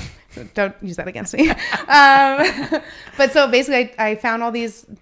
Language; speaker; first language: English; native; English